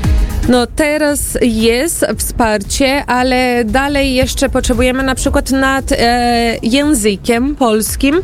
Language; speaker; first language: Polish; early bilingual, heritage; Portuguese